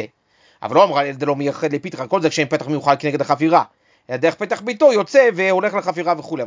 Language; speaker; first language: Hebrew; native; Hebrew